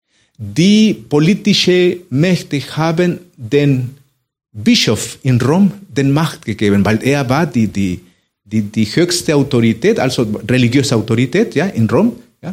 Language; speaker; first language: German; non-native, fluent; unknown